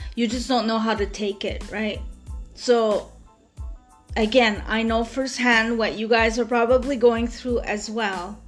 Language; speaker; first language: English; native; English